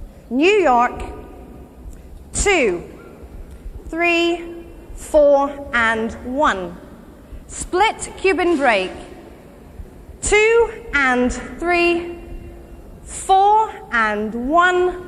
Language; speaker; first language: English; native; English